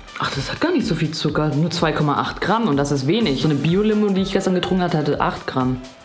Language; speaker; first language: German; early bilingual, other home language; Polish